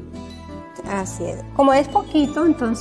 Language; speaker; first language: Portuguese; non-native, learner; Spanish